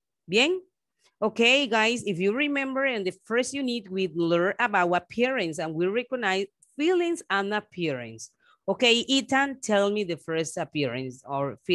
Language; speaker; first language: English; non-native, fluent; Spanish